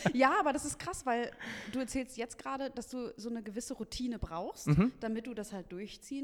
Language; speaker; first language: German; native; German